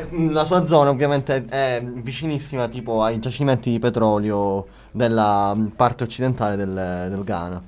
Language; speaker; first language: Italian; native; Italian